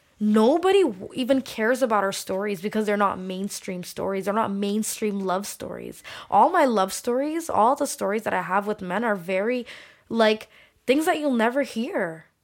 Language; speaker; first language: English; early bilingual, other home language; Bangla